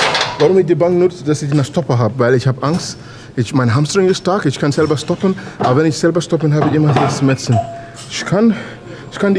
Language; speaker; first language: German; non-native, learner; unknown